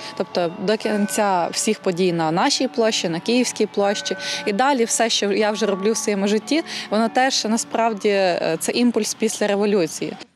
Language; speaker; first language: Ukrainian; native; Ukrainian